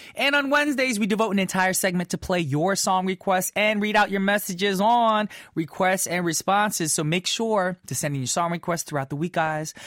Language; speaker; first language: English; early bilingual, other home language; Korean